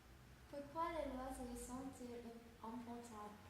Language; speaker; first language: French; non-native, learner; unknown